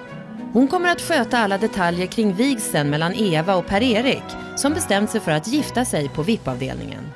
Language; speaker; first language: Swedish; native; Swedish